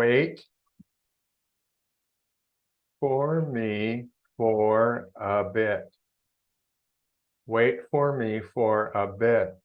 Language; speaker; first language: English; non-native, fluent; Vietnamese